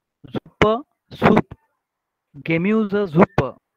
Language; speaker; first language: English; non-native, local second language; Marathi